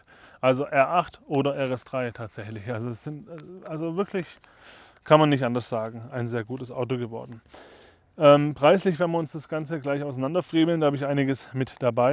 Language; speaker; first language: German; native; German